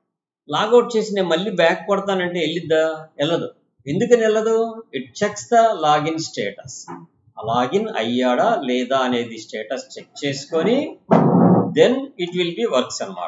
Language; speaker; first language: Telugu; native; Telugu